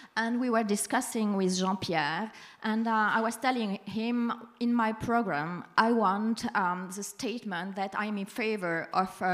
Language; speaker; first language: English; non-native, fluent; French